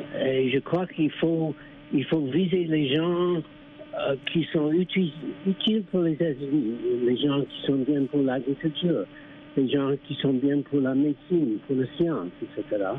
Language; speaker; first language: French; non-native, fluent; English